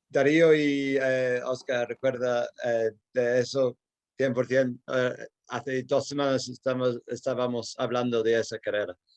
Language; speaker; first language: Spanish; non-native, fluent; English